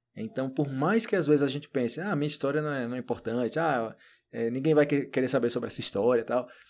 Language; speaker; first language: Portuguese; native; Portuguese